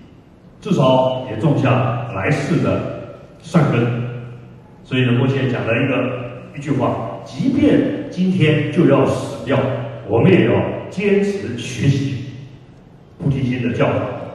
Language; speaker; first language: Chinese; native; Chinese